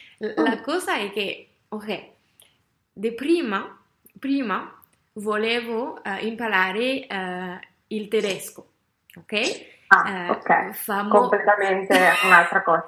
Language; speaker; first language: Italian; non-native, learner; French